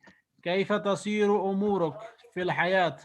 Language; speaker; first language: Arabic; non-native, fluent; Urdu